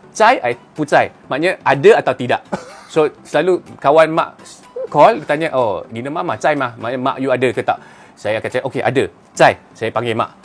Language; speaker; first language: Malay; non-native, local second language; Cantonese